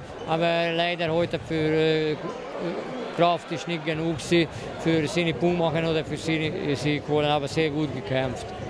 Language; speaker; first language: German; non-native, learner; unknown